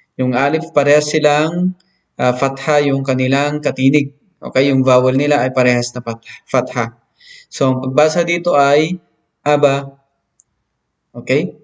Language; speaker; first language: Filipino; non-native, local second language; Maranao